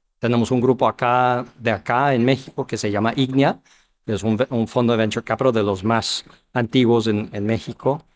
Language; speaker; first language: Spanish; non-native, fluent; English